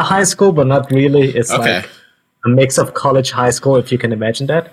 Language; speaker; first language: English; non-native, fluent; Danish